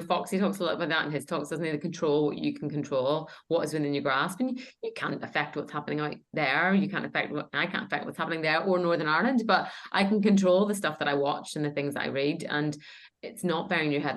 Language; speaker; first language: English; native; English